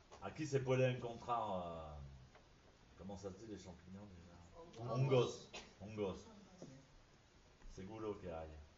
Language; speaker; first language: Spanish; non-native, fluent; French